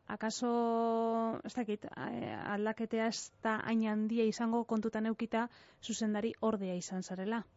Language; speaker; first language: Basque; native; Basque